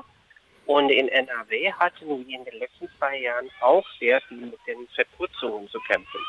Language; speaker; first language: German; non-native, fluent; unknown